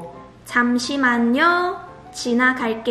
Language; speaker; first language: Korean; non-native, learner; Cantonese